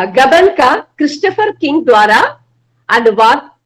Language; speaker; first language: Hindi; non-native, local second language; Malayalam